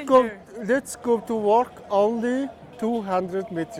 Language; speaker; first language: English; non-native, learner; Mongolian